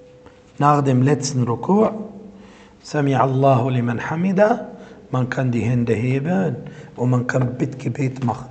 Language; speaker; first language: German; non-native, fluent; Arabic